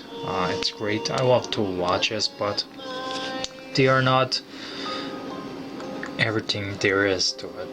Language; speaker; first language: English; non-native, fluent; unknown